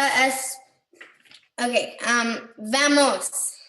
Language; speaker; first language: Spanish; non-native, learner; English